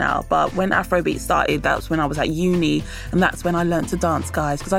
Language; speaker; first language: English; native; English